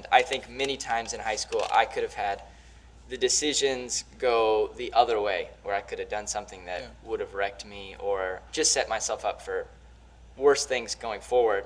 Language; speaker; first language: English; native; English